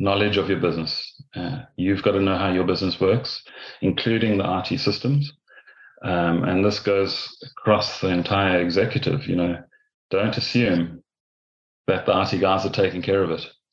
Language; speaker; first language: English; native; English